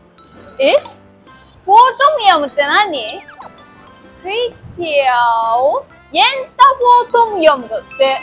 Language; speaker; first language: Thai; non-native, fluent; Japanese